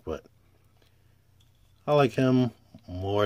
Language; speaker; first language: English; native; English